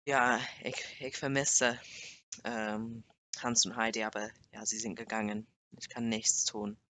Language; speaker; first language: German; non-native, learner; English